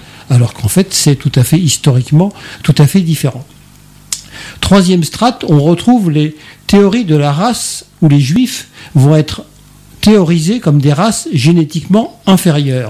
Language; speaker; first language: French; native; French